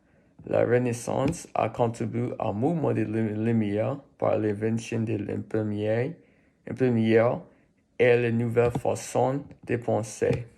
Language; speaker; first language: French; non-native, learner; English